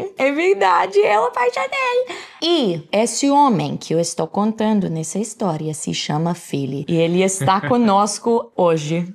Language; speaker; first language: Portuguese; non-native, fluent; English